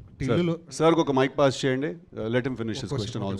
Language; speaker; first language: Telugu; native; Telugu